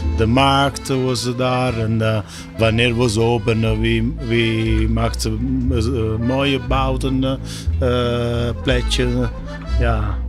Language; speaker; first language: Dutch; non-native, learner; Italian